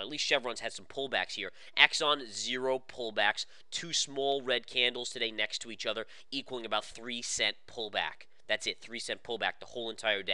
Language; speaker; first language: English; native; English